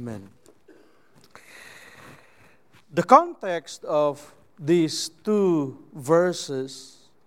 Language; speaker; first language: English; non-native, local second language; Cebuano